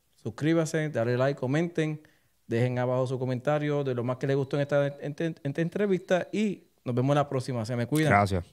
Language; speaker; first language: Spanish; native; Spanish